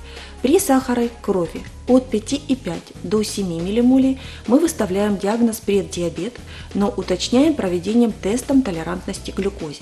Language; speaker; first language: Russian; native; Russian